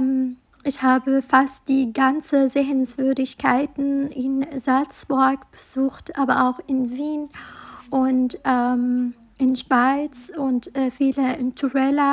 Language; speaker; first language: German; non-native, fluent; Arabic